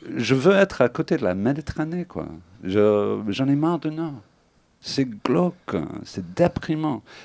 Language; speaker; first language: French; non-native, fluent; English